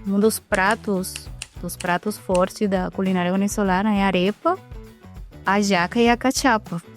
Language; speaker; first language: Portuguese; non-native, fluent; Spanish